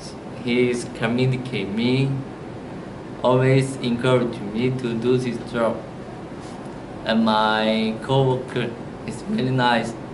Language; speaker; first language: English; non-native, learner; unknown